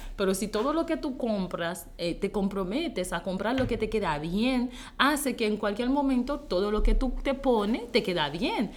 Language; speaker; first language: Spanish; non-native, fluent; Haitian Creole